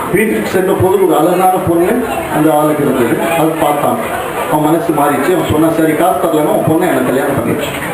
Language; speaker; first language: Tamil; non-native, local second language; Marwari